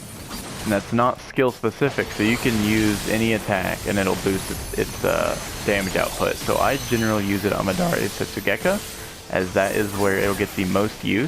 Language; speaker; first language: English; native; English